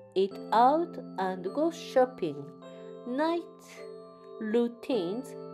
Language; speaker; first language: English; non-native, learner; Japanese